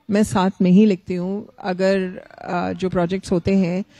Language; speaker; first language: Hindi; native; Hindi